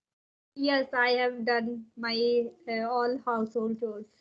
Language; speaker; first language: English; non-native, learner; Hindi